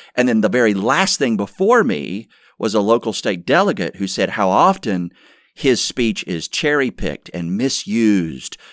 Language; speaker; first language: English; native; English